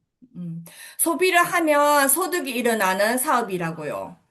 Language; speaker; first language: Korean; native; Korean